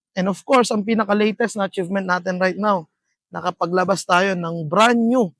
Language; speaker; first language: Filipino; non-native, local second language; Iloko